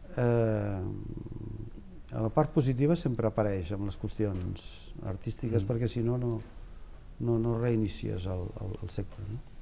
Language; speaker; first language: Catalan; native; Catalan